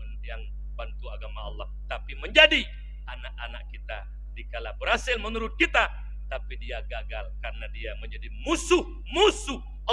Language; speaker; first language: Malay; non-native, local second language; Achinese